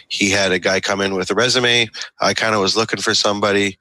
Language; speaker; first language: English; native; English